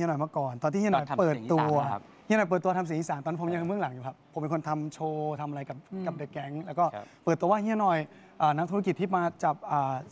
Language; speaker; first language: Thai; native; Thai